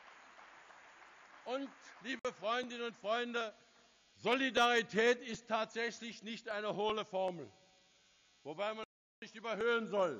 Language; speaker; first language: German; native; German